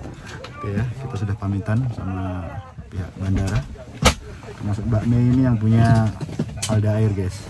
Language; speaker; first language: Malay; non-native, local second language; Javanese